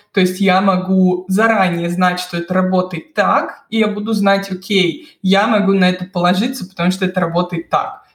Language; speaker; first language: Russian; native; Russian